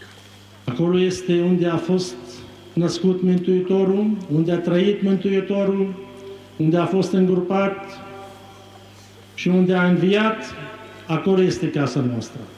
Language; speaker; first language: Romanian; non-native, fluent; Arabic